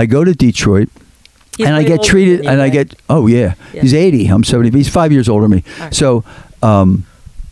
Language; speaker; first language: English; native; English